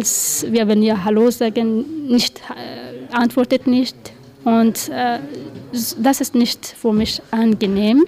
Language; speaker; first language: German; non-native, learner; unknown